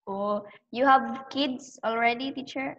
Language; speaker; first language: English; non-native, learner; Thai